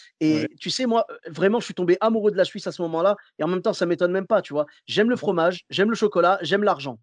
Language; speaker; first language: French; native; French